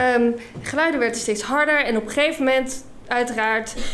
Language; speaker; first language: Dutch; non-native, fluent; English